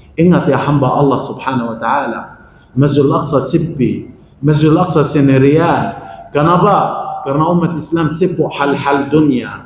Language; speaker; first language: Indonesian; non-native, fluent; Arabic